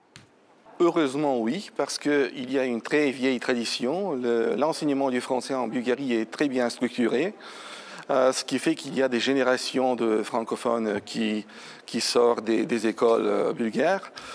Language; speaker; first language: French; non-native, fluent; Bulgarian